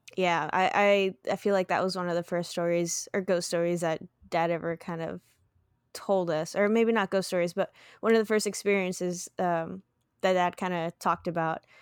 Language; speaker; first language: English; early bilingual, other home language; Spanish